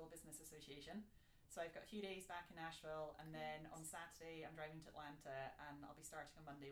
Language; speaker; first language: English; native; English